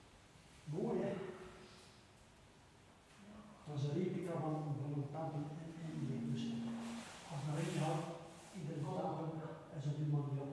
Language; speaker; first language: Dutch; native; Dutch